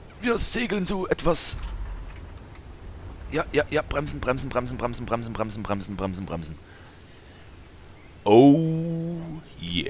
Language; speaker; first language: German; native; German